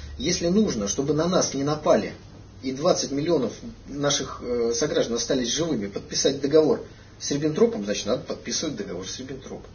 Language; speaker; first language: Russian; native; Russian